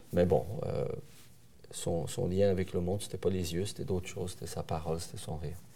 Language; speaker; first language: French; early bilingual, other home language; Persian